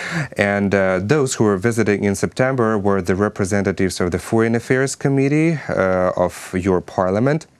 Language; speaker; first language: English; non-native, fluent; Ukrainian